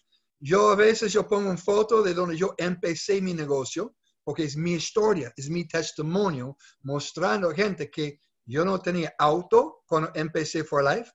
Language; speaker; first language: Spanish; non-native, fluent; English